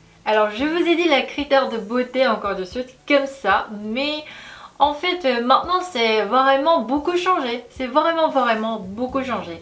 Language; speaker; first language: French; non-native, fluent; Korean